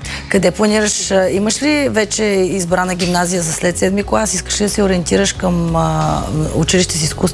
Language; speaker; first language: Bulgarian; native; Bulgarian